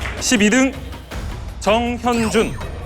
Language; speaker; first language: Korean; native; Korean